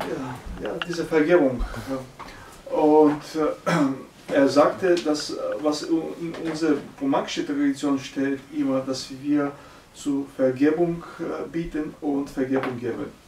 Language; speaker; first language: German; non-native, learner; Bulgarian